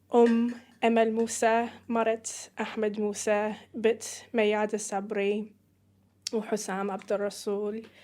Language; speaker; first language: Arabic; early bilingual, heritage; Arabic